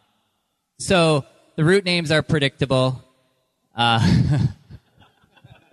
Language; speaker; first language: English; native; English